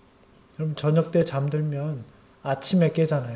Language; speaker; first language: Korean; native; Korean